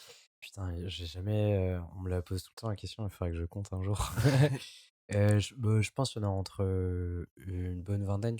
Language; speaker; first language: French; native; French